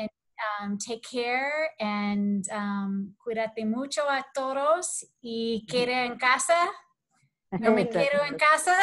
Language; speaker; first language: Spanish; non-native, fluent; English